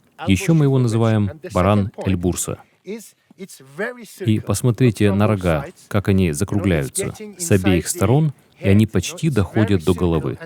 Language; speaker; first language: Russian; native; Russian